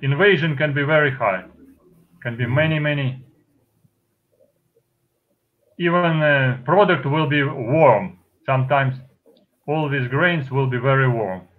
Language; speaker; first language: English; non-native, fluent; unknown